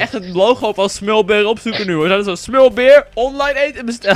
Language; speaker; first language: Dutch; native; Dutch